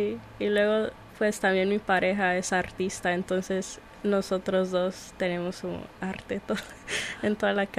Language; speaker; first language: Spanish; early bilingual, heritage; Spanish